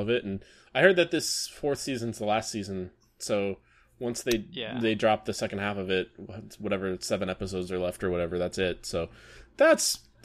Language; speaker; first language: English; native; English